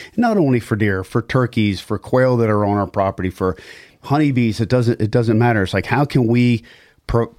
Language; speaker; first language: English; native; English